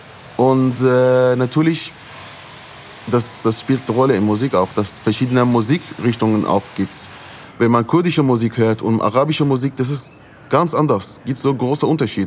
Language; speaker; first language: German; non-native, fluent; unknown